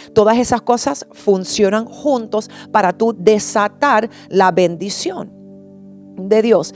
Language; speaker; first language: Spanish; early bilingual, heritage; English